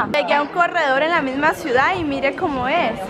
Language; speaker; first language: Spanish; native; Spanish